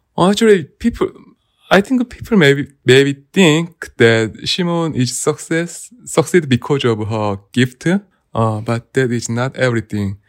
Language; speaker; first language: English; non-native, learner; Korean